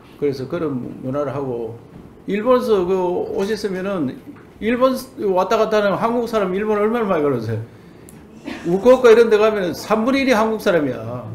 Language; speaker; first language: Korean; native; Korean